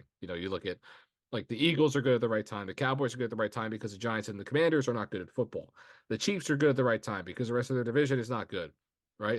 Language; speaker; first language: English; native; English